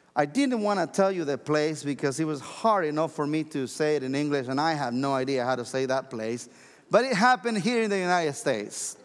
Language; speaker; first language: English; non-native, fluent; Spanish